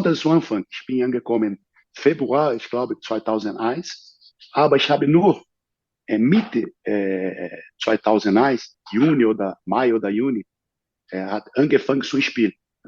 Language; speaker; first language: German; non-native, fluent; Portuguese